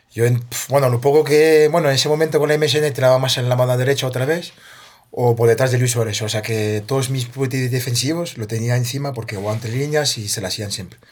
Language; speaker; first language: Spanish; non-native, fluent; French